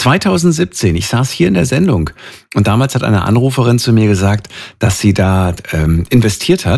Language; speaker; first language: German; native; German